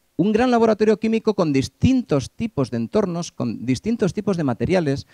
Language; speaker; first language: Spanish; native; Spanish